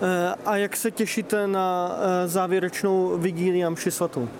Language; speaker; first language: Czech; native; Czech